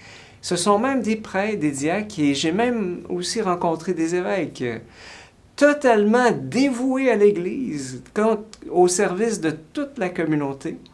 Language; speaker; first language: French; native; French